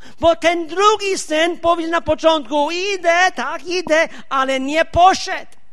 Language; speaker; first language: Polish; non-native, fluent; English